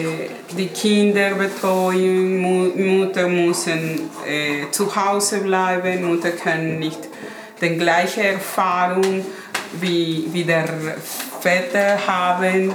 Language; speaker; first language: German; non-native, learner; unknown